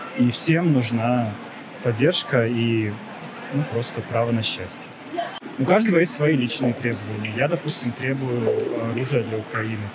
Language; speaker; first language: Russian; native; Russian